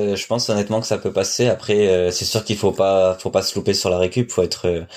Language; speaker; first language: French; native; French